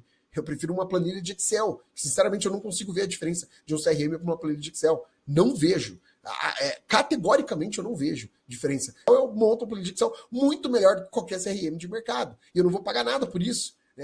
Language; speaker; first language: Portuguese; native; Portuguese